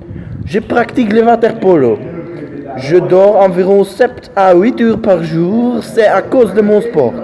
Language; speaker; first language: French; non-native, learner; Dutch